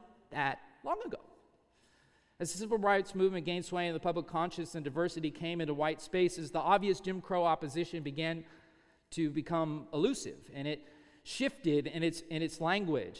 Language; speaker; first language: English; native; English